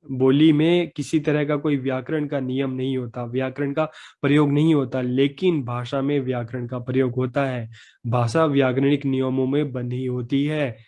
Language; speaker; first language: Hindi; native; Hindi